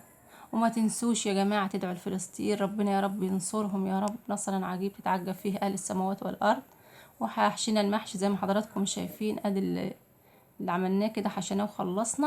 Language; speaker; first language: Arabic; native; Arabic